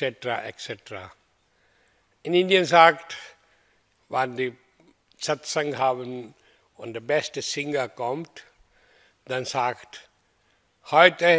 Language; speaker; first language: German; non-native, fluent; Hindi